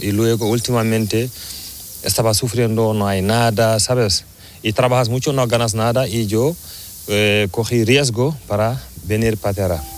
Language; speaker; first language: Spanish; non-native, learner; Fula